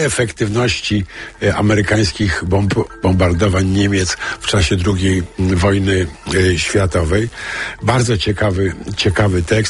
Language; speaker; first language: Polish; native; Polish